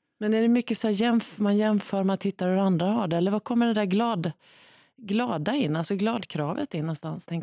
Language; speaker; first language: Swedish; native; Swedish